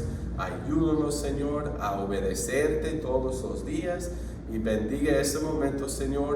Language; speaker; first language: Spanish; non-native, fluent; English